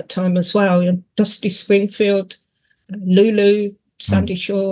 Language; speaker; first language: English; native; English